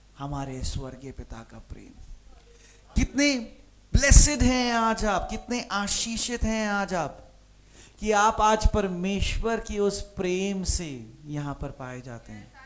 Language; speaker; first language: Hindi; non-native, local second language; Punjabi